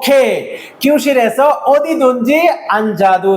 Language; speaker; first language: Korean; non-native, fluent; Bangla